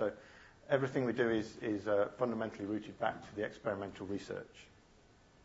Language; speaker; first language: English; native; English